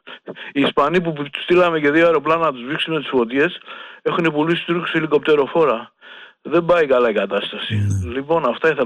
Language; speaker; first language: Greek; native; Greek